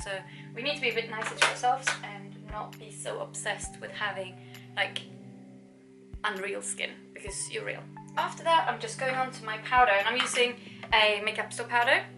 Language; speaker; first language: English; non-native, fluent; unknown